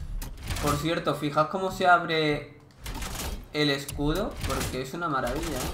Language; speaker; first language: Spanish; native; Spanish